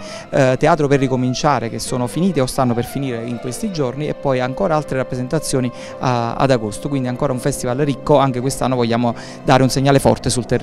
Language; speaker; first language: Italian; native; Italian